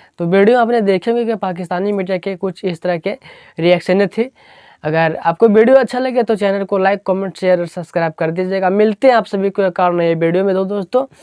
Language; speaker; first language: Hindi; native; Hindi